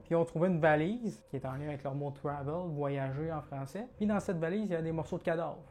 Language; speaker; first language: French; native; French